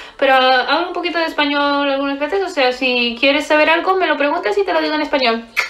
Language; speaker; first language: Spanish; early bilingual, heritage; Spanish